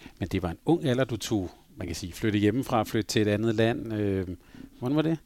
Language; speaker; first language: Danish; native; Danish